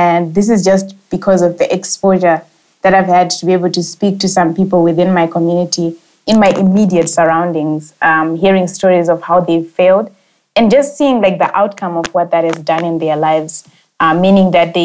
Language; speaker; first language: English; non-native, local second language; Shona